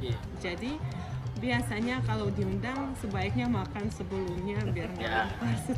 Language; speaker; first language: Indonesian; non-native, fluent; Russian